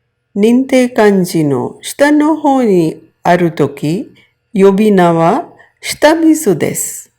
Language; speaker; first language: Japanese; non-native, fluent; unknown